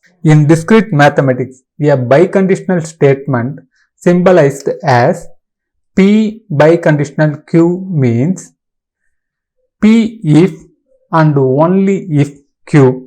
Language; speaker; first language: English; non-native, local second language; Tamil